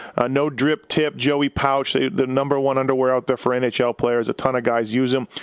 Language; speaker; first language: English; native; English